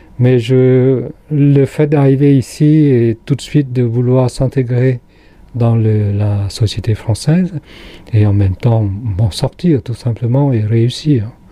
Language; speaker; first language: French; non-native, fluent; Khmer